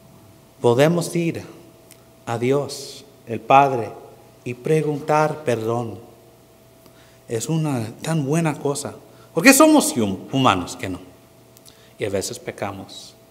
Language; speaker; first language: Spanish; non-native, fluent; English